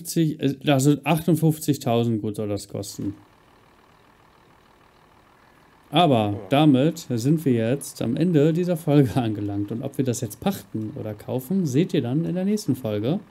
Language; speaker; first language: German; native; German